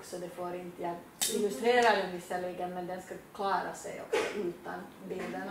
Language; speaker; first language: Swedish; native; Swedish